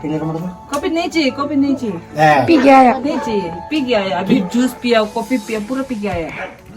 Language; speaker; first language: Hindi; non-native, local second language; Tibetan